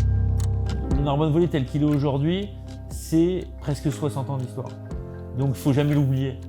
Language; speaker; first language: French; native; French